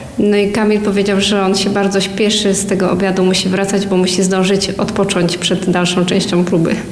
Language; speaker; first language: Polish; native; Polish